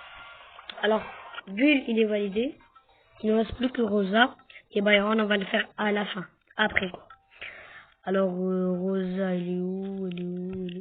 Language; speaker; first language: French; native; French